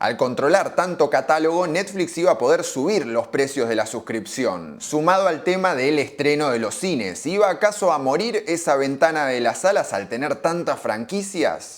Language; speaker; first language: Spanish; native; Spanish